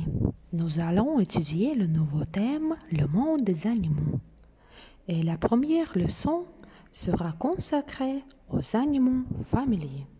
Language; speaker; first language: French; non-native, fluent; Russian